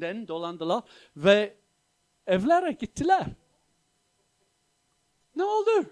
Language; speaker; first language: Turkish; non-native, fluent; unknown